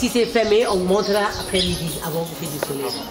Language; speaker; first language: French; non-native, local second language; Burmese